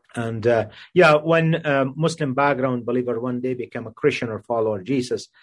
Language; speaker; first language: English; non-native, fluent; Persian